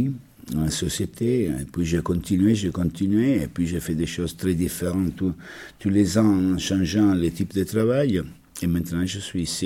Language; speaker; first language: French; non-native, learner; Italian